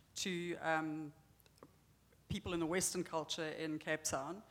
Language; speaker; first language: English; native; English